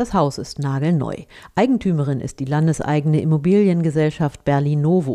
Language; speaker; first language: German; native; German